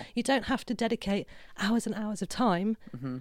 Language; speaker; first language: English; native; English